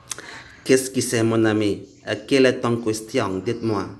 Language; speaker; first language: French; non-native, learner; Indonesian